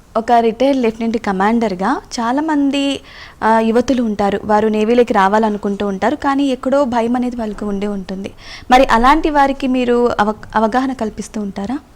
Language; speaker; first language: Telugu; native; Telugu